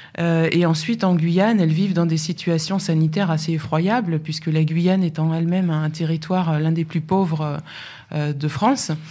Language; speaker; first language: French; native; French